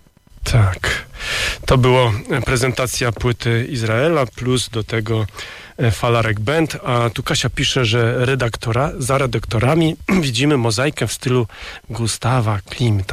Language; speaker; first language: Polish; native; Polish